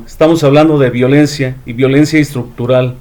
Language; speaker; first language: Spanish; native; Spanish